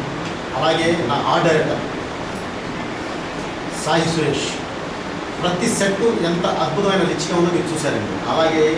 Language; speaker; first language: Telugu; native; Telugu